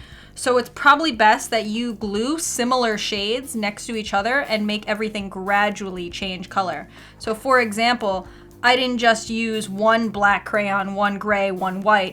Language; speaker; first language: English; native; English